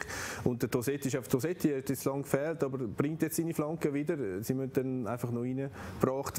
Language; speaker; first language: German; native; German